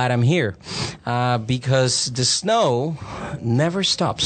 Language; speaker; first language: English; non-native, fluent; Spanish